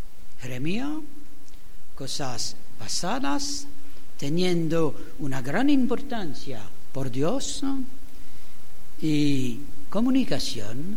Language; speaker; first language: Spanish; non-native, learner; German